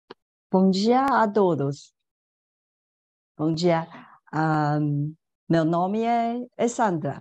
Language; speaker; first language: Portuguese; non-native, fluent; Chinese